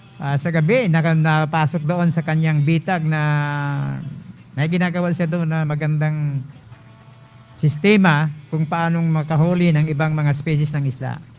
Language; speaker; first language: Filipino; native; Filipino